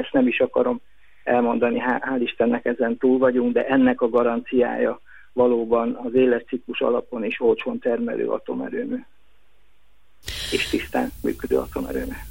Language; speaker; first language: Hungarian; native; Hungarian